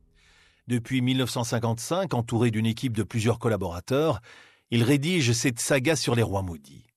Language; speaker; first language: French; native; French